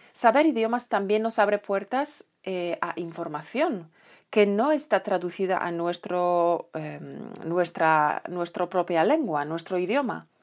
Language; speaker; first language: Spanish; non-native, fluent; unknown